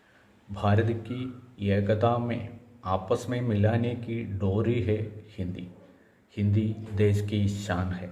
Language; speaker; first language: Hindi; non-native, local second language; Malayalam